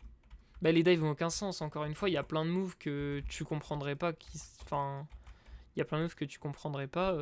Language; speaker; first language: French; native; French